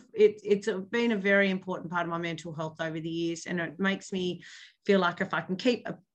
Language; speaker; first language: English; native; English